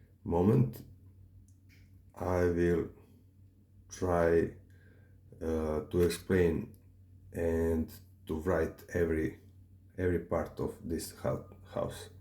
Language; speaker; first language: English; non-native, learner; Serbian